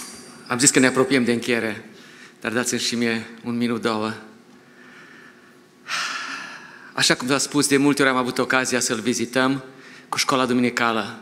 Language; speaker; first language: Romanian; native; Romanian